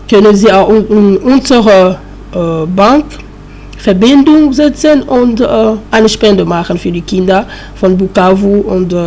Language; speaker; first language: German; non-native, learner; French